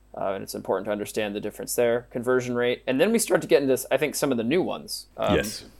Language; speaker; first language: English; native; English